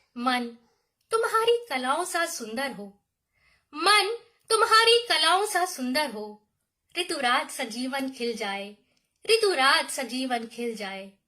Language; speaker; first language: Hindi; native; Hindi